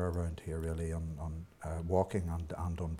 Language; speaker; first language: English; native; English